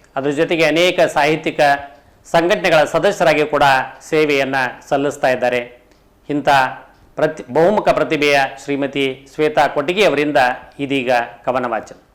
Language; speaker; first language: Kannada; native; Kannada